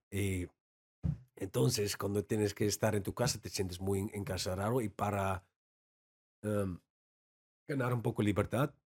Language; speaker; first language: Spanish; non-native, learner; Dutch